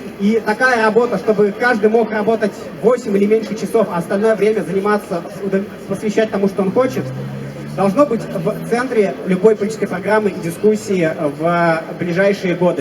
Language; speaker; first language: Russian; native; Russian